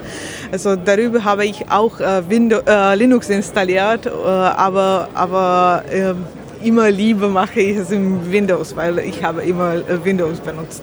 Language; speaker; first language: German; non-native, learner; Slovak